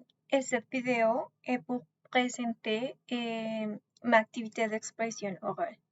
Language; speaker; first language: French; non-native, learner; Spanish